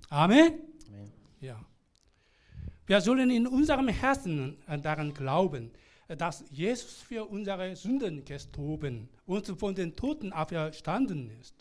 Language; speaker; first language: German; non-native, learner; Korean